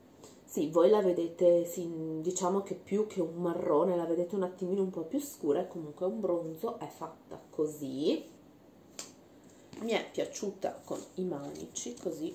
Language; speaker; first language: Italian; native; Italian